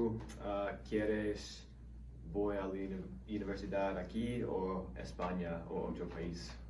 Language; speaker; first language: Spanish; non-native, learner; English